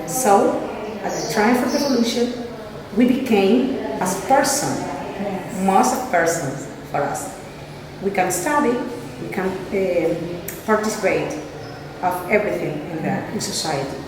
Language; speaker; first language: English; non-native, fluent; Spanish